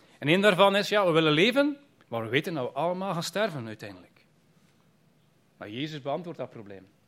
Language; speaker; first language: Dutch; native; Dutch